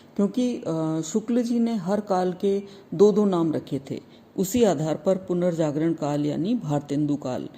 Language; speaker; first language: Hindi; native; Hindi